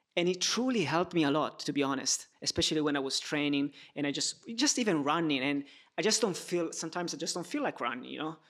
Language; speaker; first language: English; non-native, fluent; Italian